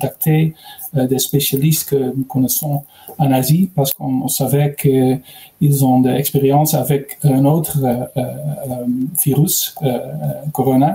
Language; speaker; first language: French; non-native, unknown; Dutch